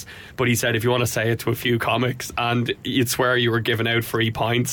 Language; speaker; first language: English; native; English